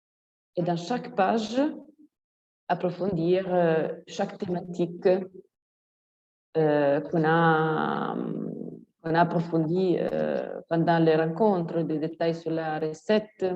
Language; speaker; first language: French; non-native, fluent; Italian